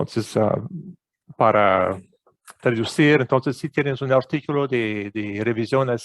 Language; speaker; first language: Spanish; non-native, fluent; English